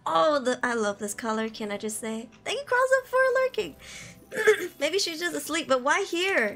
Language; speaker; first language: English; non-native, local second language; Min Nan Chinese